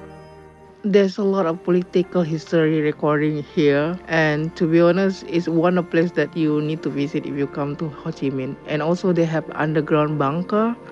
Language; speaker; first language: English; non-native, learner; Indonesian